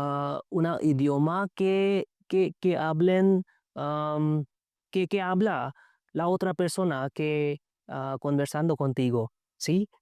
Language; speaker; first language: Spanish; non-native, learner; English